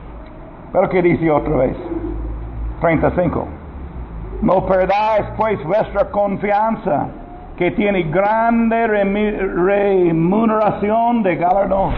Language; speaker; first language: Spanish; non-native, learner; English